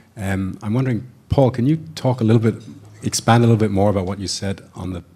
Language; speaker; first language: English; native; English